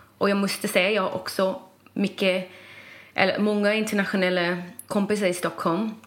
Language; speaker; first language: Swedish; non-native, fluent; English